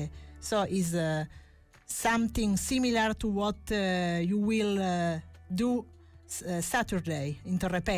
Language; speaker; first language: English; non-native, fluent; Italian